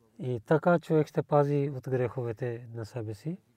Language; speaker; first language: Bulgarian; non-native, learner; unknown